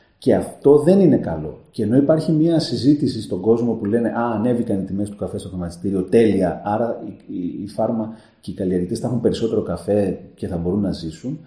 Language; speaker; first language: Greek; native; Greek